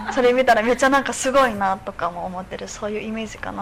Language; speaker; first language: Japanese; non-native, fluent; Chinese